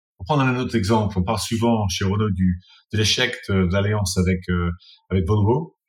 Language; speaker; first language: French; non-native, fluent; English